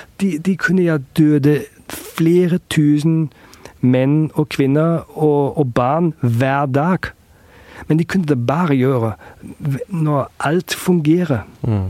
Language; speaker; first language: Norwegian; early bilingual, heritage; German